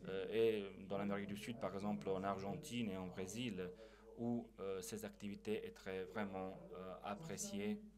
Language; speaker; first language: French; non-native, fluent; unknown